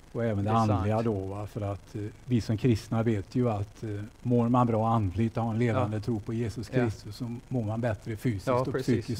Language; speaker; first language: Swedish; native; Swedish